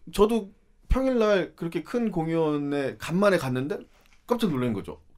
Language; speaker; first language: Korean; native; Korean